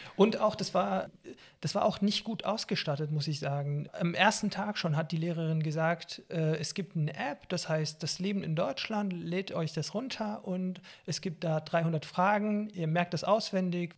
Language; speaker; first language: German; non-native, fluent; Arabic